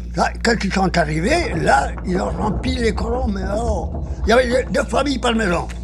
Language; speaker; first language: French; non-native, fluent; Spanish